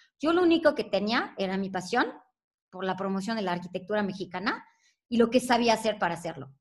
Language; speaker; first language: Spanish; non-native, fluent; French